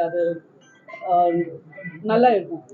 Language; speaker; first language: Tamil; non-native, learner; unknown